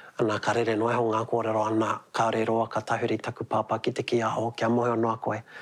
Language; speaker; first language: Māori; native; Māori